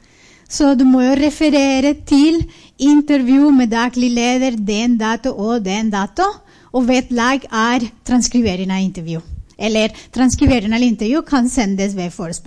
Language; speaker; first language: Norwegian; non-native, fluent; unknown